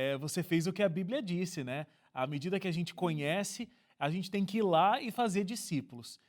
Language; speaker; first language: Portuguese; native; Portuguese